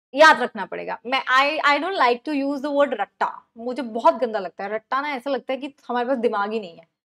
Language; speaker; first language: Hindi; native; Hindi